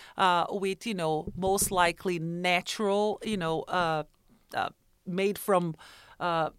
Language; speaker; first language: English; non-native, fluent; Portuguese